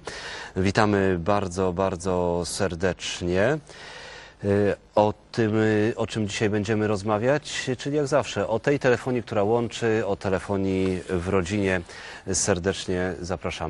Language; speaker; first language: Polish; native; Polish